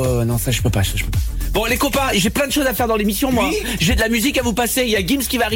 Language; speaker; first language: French; native; French